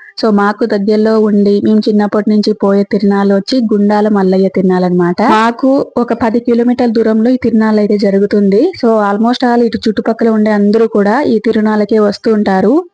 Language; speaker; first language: Telugu; native; Telugu